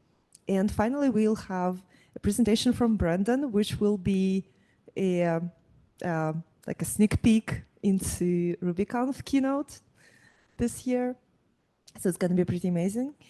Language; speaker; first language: English; non-native, fluent; Russian